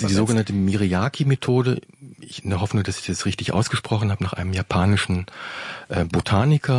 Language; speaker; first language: German; native; German